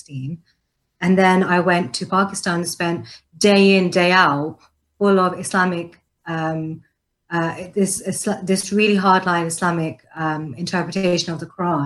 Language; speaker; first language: English; native; English